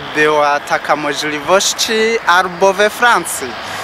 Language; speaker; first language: Polish; non-native, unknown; Rundi